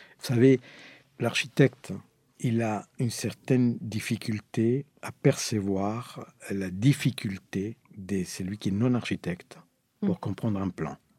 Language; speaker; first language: French; non-native, fluent; Spanish